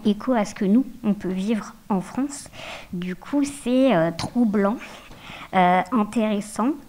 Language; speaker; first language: French; native; French